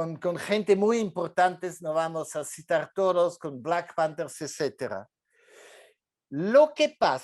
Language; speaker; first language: Spanish; non-native, fluent; French